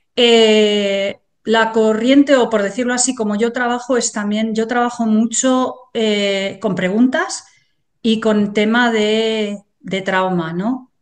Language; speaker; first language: Spanish; native; Spanish